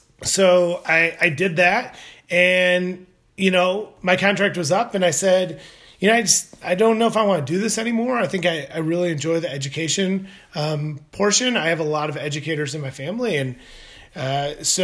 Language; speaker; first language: English; native; English